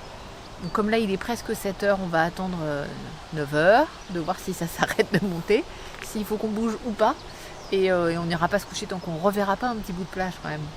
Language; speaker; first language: French; native; French